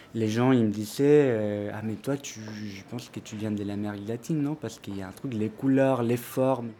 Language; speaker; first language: French; non-native, fluent; Spanish